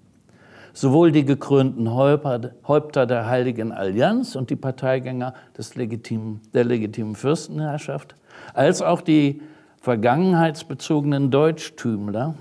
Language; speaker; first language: German; native; German